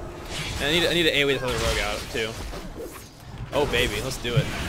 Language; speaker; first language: English; native; English